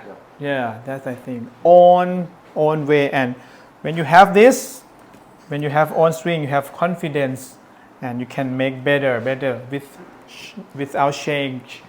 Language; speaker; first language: English; non-native, learner; Thai